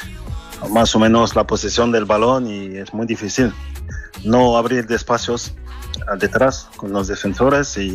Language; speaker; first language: Spanish; non-native, fluent; French